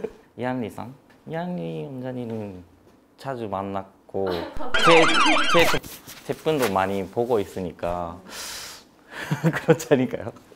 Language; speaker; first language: Korean; non-native, learner; Japanese